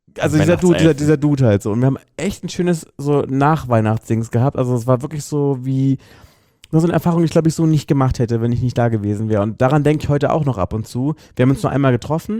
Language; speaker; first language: German; native; German